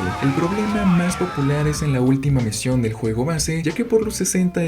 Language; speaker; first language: Spanish; native; Spanish